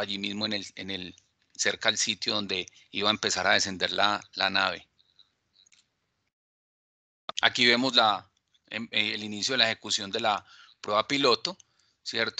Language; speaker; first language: Spanish; native; Spanish